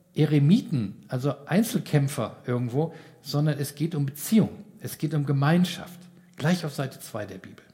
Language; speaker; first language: German; native; German